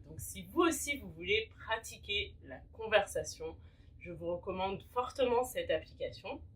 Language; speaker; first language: French; native; French